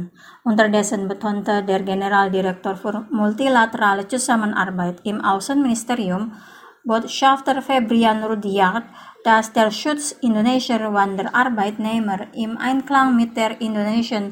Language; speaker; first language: German; non-native, fluent; Indonesian